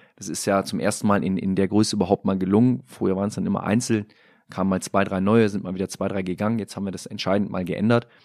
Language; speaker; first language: German; native; German